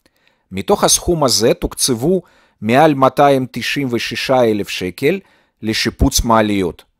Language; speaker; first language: Hebrew; native; Hebrew